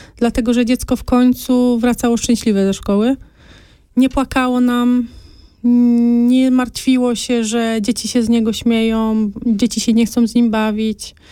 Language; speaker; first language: Polish; native; Polish